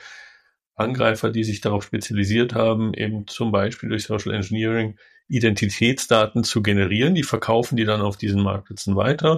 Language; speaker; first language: German; native; German